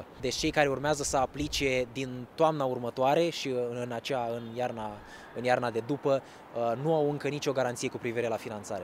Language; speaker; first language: Romanian; native; Romanian